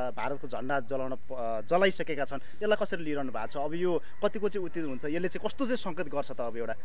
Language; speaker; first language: Nepali; native; Nepali